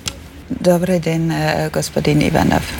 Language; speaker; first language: Bulgarian; non-native, learner; German